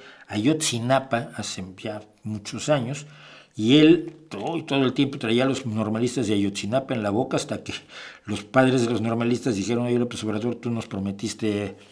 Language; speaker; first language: Spanish; native; Spanish